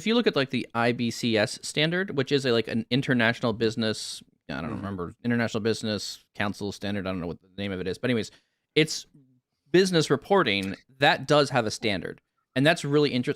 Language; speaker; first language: English; native; English